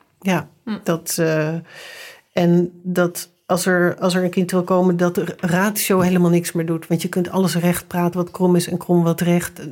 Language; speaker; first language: Dutch; native; Dutch